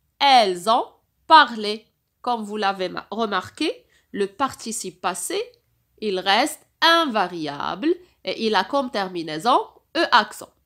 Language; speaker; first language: French; non-native, local second language; Arabic